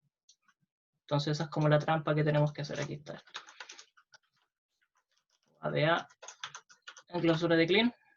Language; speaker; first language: Spanish; native; Spanish